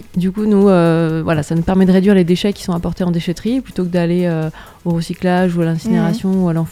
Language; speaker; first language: French; native; French